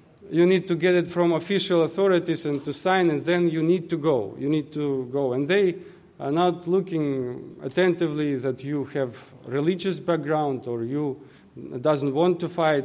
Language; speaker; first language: English; non-native, fluent; Russian